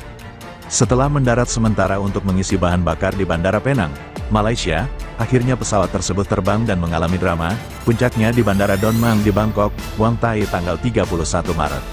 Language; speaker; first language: Indonesian; native; Indonesian